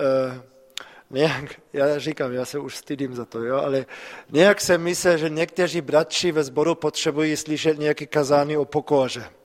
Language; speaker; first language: Czech; non-native, fluent; German